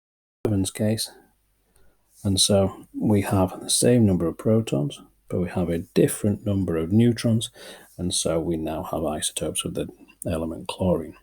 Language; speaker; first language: English; native; English